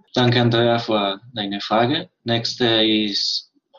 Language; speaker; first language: German; non-native, learner; Spanish